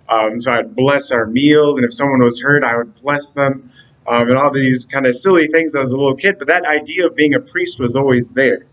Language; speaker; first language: English; native; English